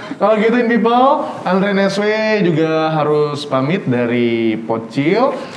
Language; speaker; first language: Indonesian; native; Indonesian